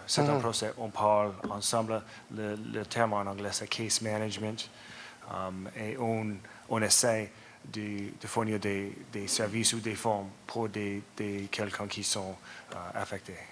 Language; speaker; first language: French; non-native, learner; English